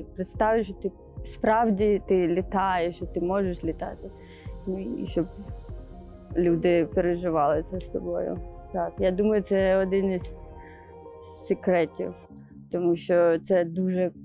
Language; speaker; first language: Ukrainian; native; Ukrainian